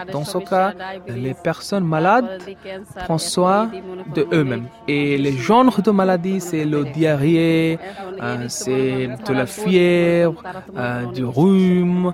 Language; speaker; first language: French; non-native, fluent; Bangla